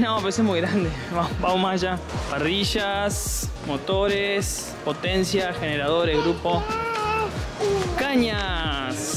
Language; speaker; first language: Spanish; native; Spanish